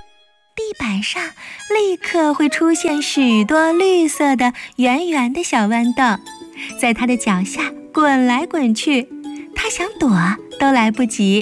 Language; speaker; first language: Chinese; native; Chinese